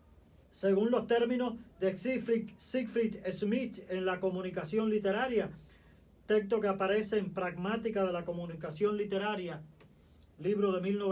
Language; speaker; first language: Spanish; native; Spanish